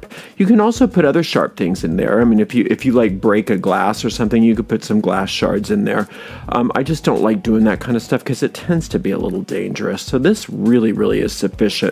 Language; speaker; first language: English; native; English